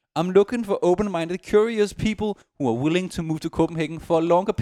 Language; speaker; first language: English; non-native, fluent; Danish